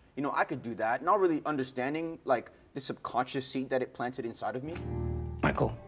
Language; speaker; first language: English; native; English